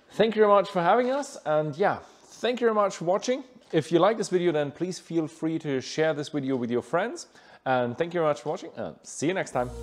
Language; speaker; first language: English; non-native, fluent; German